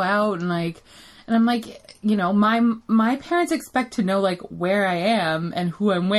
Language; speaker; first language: English; native; English